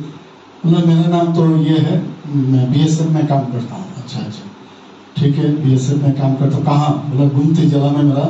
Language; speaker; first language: Hindi; non-native, local second language; Bangla